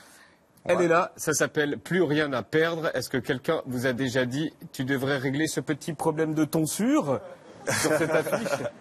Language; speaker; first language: French; native; French